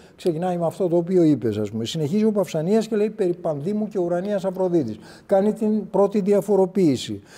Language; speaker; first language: Greek; native; Greek